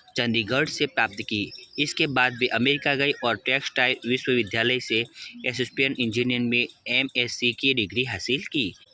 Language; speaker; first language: Hindi; non-native, local second language; Gujarati